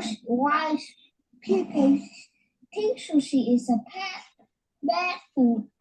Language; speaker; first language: English; non-native, learner; Vietnamese